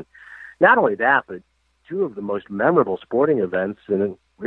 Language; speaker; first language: English; native; English